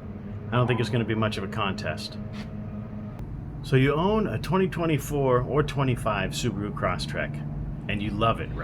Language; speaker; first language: English; native; English